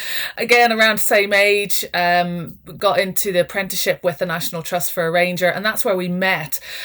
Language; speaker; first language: English; native; English